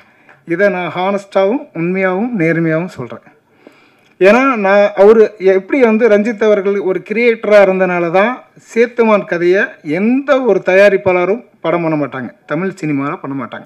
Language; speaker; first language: Tamil; native; Tamil